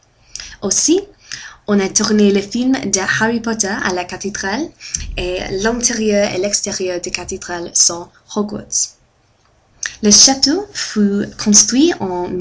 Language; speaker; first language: French; non-native, fluent; English